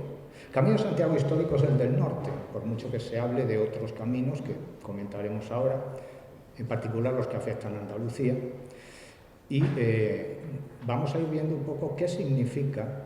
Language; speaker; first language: Spanish; native; Spanish